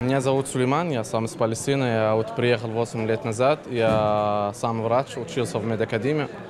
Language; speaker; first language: Russian; non-native, fluent; Arabic